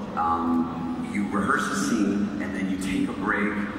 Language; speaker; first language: English; native; English